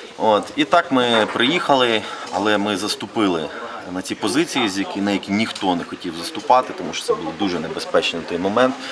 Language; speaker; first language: Ukrainian; early bilingual, heritage; Ukrainian